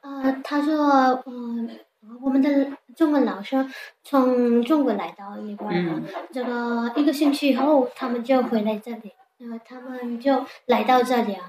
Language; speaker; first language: Chinese; non-native, learner; Nepali